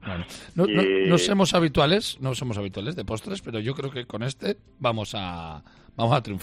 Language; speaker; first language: Spanish; native; Spanish